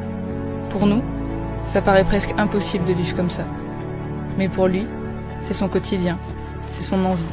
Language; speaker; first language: French; native; French